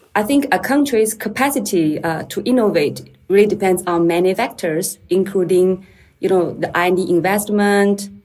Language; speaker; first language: English; non-native, fluent; Chinese